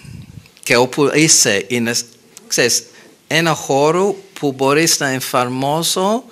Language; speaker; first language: Greek; non-native, fluent; English